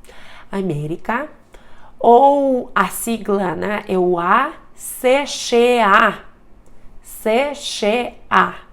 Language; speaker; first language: Portuguese; non-native, fluent; Russian